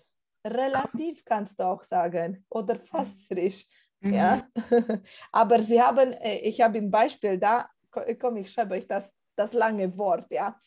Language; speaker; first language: German; non-native, fluent; Romanian